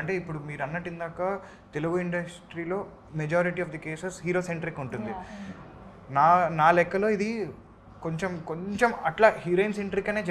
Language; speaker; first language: Telugu; native; Telugu